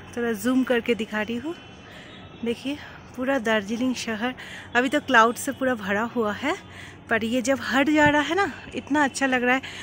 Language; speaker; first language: Hindi; non-native, local second language; Bangla